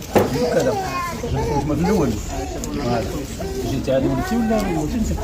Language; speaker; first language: Arabic; native; Arabic